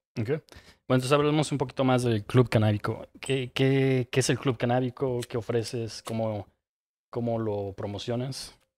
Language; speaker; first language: Spanish; native; Spanish